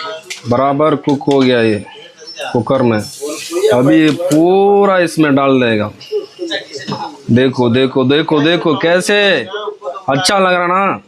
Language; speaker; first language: Hindi; non-native, local second language; Tamil